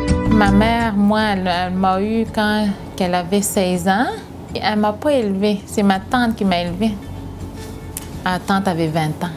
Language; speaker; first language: French; non-native, local second language; Innu-aimun